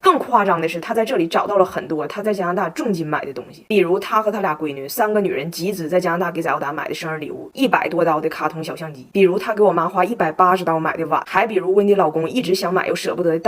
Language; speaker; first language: Chinese; native; Chinese